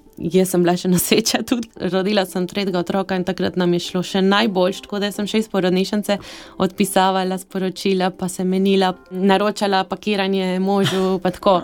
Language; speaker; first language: Slovenian; early bilingual, heritage; Slovenian